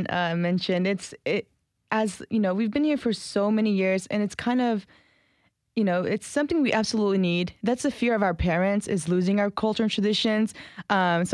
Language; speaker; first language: English; early bilingual, other home language; Kurdish